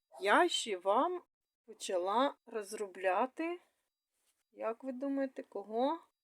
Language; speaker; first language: Ukrainian; non-native, local second language; Russian